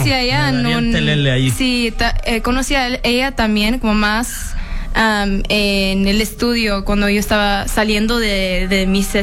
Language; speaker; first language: Spanish; early bilingual, heritage; English